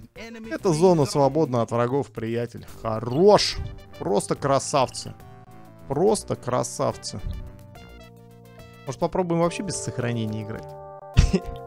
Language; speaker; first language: Russian; native; Russian